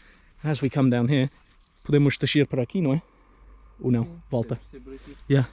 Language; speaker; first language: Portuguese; non-native, learner; English